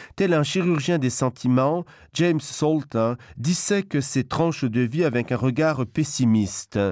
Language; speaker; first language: French; non-native, local second language; Luxembourgish